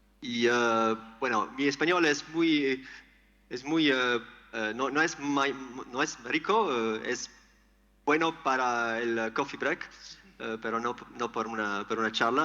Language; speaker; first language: Spanish; non-native, learner; French